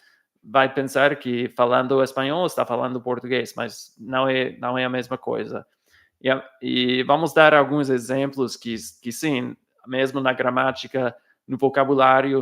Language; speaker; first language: Portuguese; non-native, fluent; English